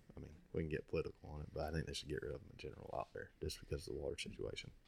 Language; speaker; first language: English; native; English